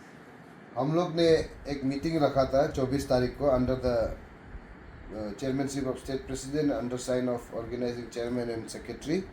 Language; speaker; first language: Hindi; non-native, local second language; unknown